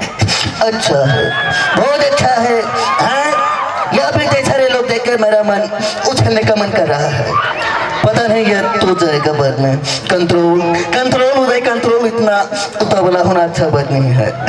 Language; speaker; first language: Hindi; non-native, local second language; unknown